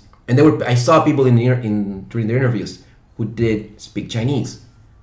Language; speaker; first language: English; non-native, fluent; Spanish